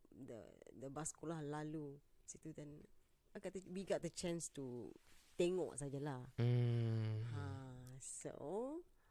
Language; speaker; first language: English; non-native, local second language; Malay